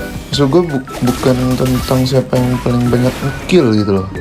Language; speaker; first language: Indonesian; native; Indonesian